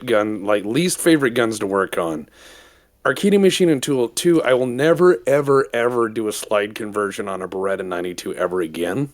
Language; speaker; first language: English; native; English